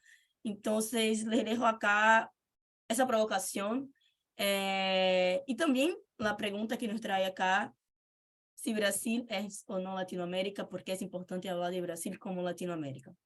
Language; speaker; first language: Spanish; non-native, fluent; Portuguese